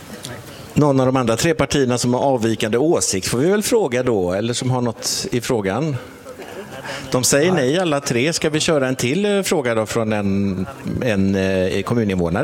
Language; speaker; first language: Swedish; native; Swedish